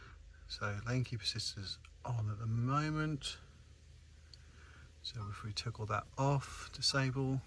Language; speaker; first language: English; native; English